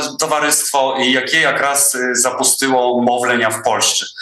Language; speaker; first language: Ukrainian; non-native, fluent; Polish